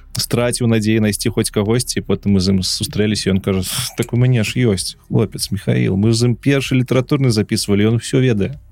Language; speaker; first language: Belarusian; non-native, local second language; Russian